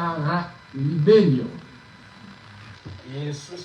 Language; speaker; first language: Spanish; non-native, fluent; Haitian Creole